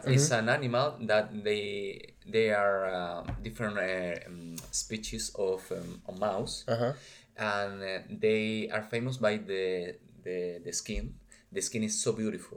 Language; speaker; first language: English; non-native, learner; Spanish